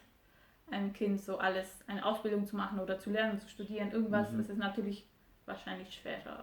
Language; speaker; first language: German; non-native, fluent; Romanian